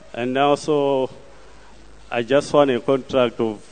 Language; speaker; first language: English; non-native, local second language; Nyanja